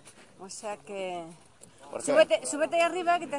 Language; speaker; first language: Spanish; native; Spanish